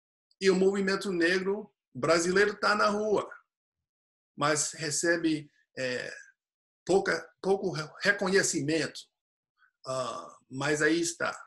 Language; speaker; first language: Portuguese; non-native, fluent; English